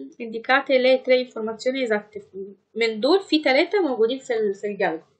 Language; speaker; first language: Italian; non-native, fluent; Arabic